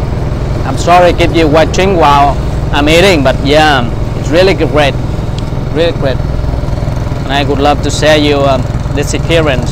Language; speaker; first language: English; non-native, fluent; Vietnamese